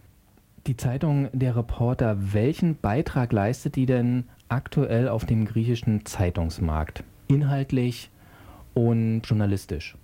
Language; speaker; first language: German; native; German